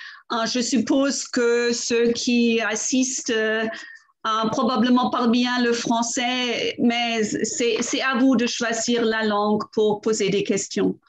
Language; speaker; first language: French; non-native, fluent; German